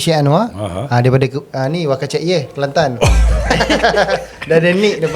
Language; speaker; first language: Malay; native; Malay